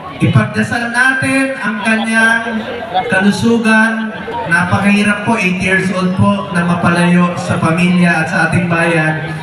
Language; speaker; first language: Filipino; non-native, local second language; Cebuano